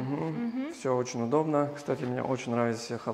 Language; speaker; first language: Russian; non-native, learner; English